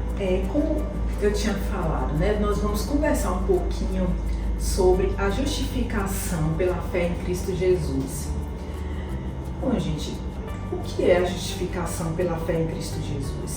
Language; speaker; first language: Portuguese; native; Portuguese